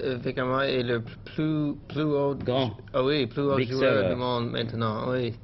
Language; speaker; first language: French; non-native, learner; English